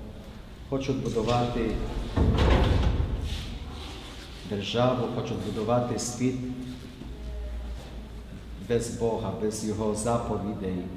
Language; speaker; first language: Ukrainian; non-native, fluent; Polish